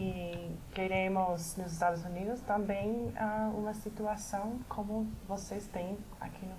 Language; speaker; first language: Portuguese; non-native, fluent; English